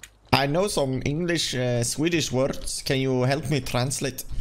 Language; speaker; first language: English; non-native, learner; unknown